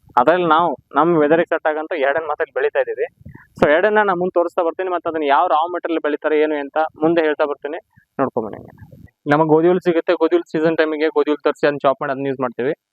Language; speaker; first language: Kannada; native; Kannada